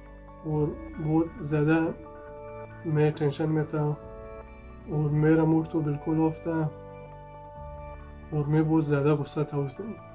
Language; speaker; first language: Hindi; non-native, fluent; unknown